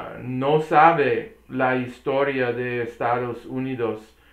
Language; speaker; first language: Spanish; non-native, learner; English